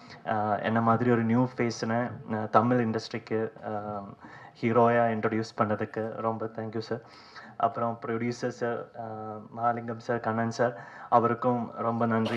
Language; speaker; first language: Tamil; non-native, learner; Malayalam